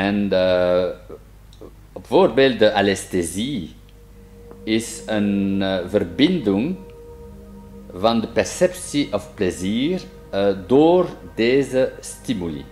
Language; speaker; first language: Dutch; non-native, fluent; French